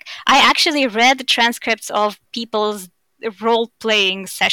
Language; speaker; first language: English; non-native, fluent; Russian